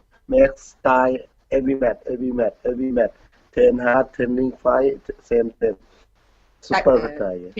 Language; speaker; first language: English; non-native, learner; Thai